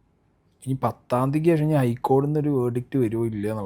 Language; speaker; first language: Malayalam; native; Malayalam